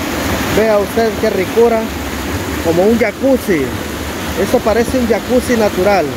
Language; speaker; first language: Spanish; native; Spanish